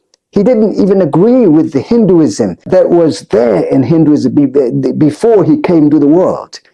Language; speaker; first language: English; non-native, fluent; Burmese